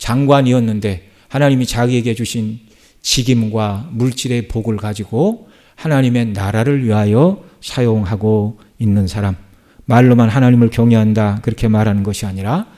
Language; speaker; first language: Korean; native; Korean